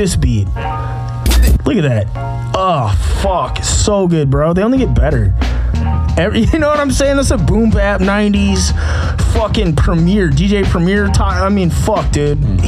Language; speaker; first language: English; native; English